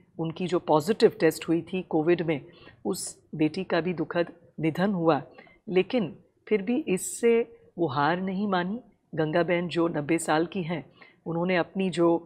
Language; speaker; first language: Hindi; non-native, local second language; Tamil